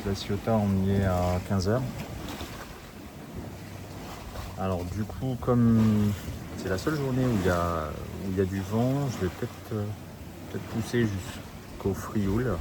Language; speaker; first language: French; native; French